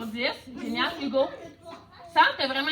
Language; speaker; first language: French; native; French